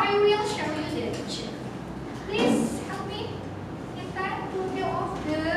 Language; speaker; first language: English; non-native, local second language; Indonesian